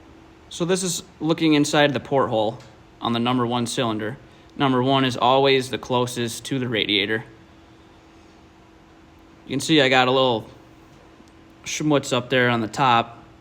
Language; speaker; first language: English; native; English